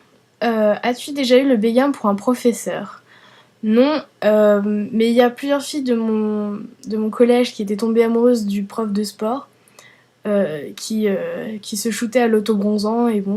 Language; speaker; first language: French; early bilingual, other home language; Vietnamese